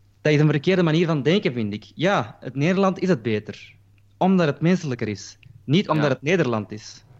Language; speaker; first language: Dutch; early bilingual, other home language; Turkish